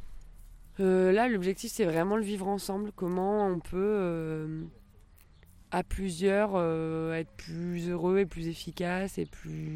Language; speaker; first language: French; native; French